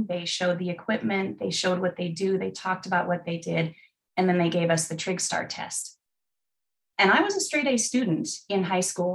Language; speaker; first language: English; native; English